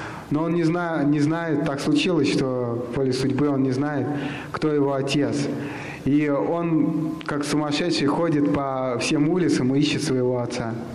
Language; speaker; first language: Russian; native; Russian